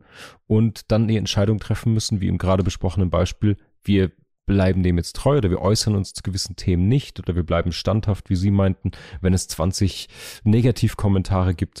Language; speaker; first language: German; native; German